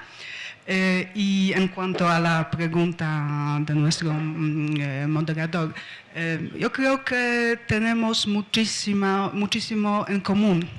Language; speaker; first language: Spanish; non-native, fluent; Polish